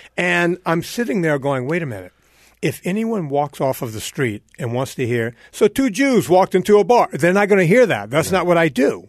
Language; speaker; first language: English; native; English